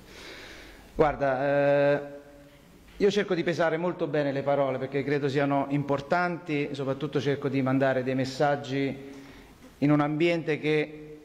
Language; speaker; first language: Italian; native; Italian